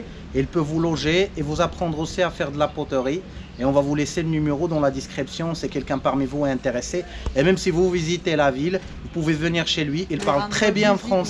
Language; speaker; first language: French; native; French